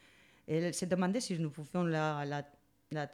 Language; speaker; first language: French; non-native, learner; Spanish